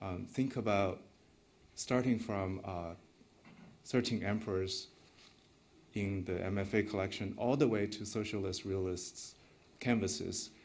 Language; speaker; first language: English; non-native, fluent; Chinese